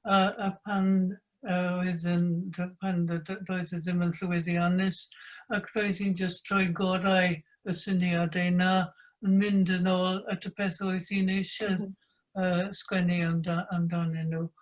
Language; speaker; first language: Welsh; non-native, fluent; English